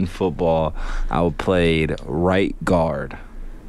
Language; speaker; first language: English; native; English